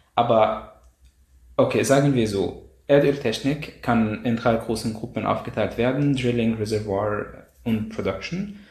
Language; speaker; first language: German; non-native, fluent; Arabic